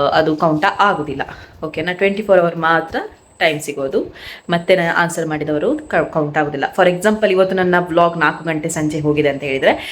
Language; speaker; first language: Kannada; native; Kannada